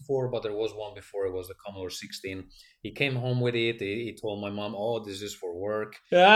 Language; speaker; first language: English; non-native, fluent; Italian